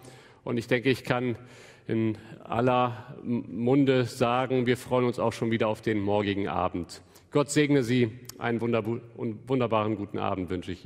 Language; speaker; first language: German; native; German